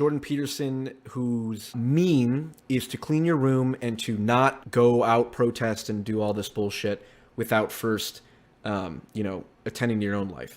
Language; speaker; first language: English; native; English